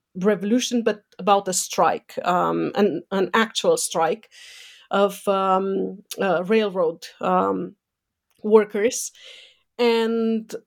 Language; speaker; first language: English; non-native, fluent; Romanian